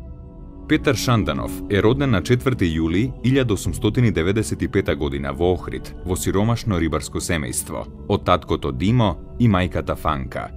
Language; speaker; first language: Macedonian; native; Macedonian